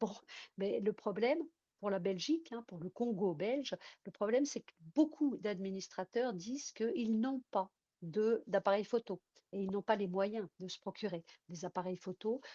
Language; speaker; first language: French; native; French